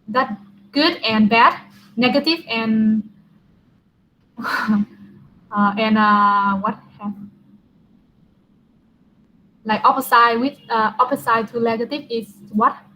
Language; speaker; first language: English; non-native, learner; Vietnamese